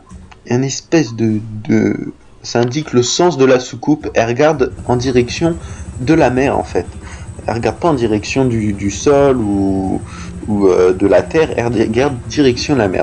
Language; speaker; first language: French; native; French